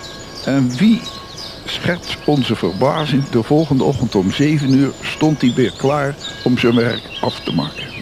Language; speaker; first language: Dutch; native; Dutch